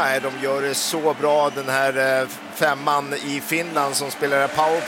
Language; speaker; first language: Swedish; native; Swedish